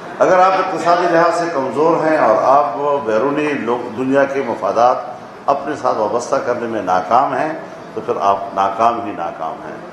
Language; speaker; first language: Urdu; non-native, local second language; Pashto